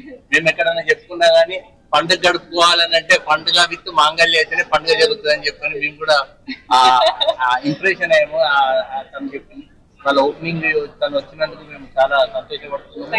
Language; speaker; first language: Telugu; native; Telugu